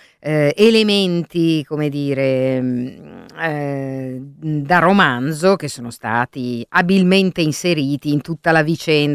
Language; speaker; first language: Italian; native; Italian